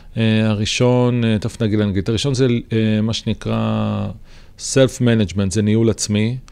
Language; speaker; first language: Hebrew; native; Hebrew